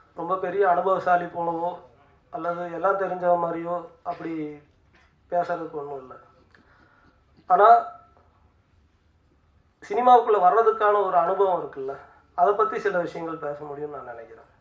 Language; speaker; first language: Tamil; native; Tamil